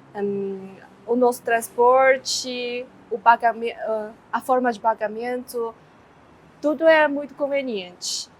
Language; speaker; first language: Portuguese; non-native, fluent; Chinese